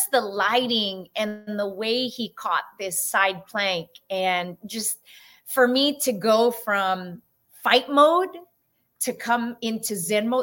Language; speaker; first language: English; native; English